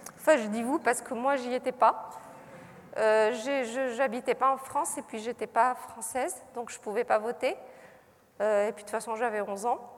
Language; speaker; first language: French; non-native, local second language; Arabic